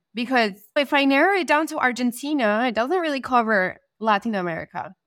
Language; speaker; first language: English; non-native, fluent; Spanish